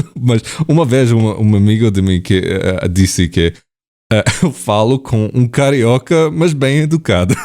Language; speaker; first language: Portuguese; non-native, learner; English